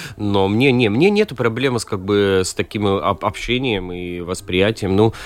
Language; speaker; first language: Russian; non-native, local second language; Latvian